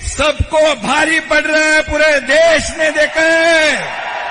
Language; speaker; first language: Hindi; non-native, local second language; Marathi